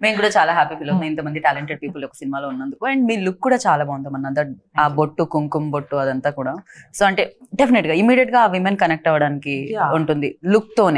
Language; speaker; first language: Telugu; native; Telugu